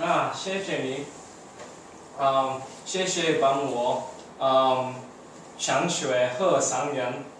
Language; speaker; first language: Chinese; non-native, learner; English